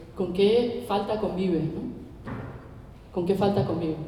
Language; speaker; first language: Spanish; native; Spanish